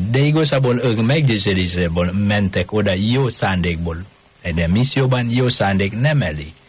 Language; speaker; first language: Hungarian; non-native, fluent; Indonesian